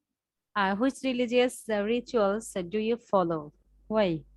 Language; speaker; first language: English; non-native, learner; Bangla